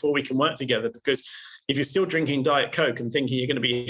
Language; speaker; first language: English; native; English